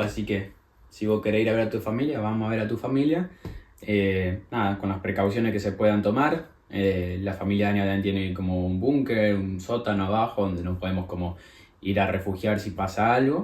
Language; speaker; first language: Spanish; native; Spanish